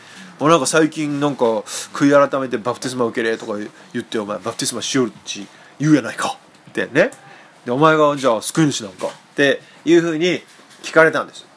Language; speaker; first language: Japanese; native; Japanese